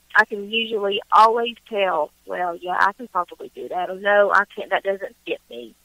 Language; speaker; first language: English; native; English